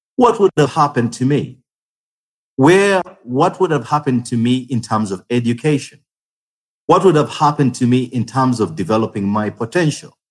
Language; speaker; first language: English; non-native, local second language; Ganda